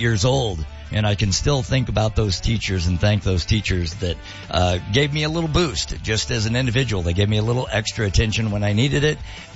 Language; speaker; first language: English; native; English